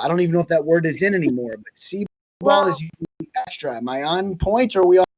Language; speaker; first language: English; native; English